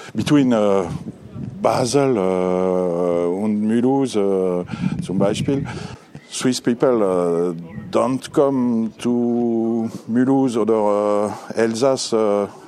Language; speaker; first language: English; non-native, learner; French